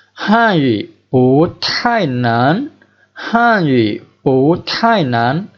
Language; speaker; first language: Chinese; non-native, fluent; Vietnamese